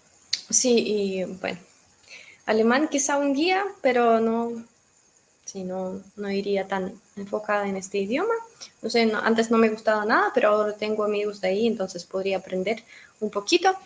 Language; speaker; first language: Spanish; non-native, fluent; Russian